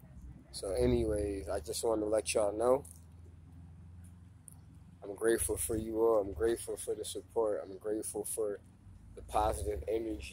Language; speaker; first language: English; native; English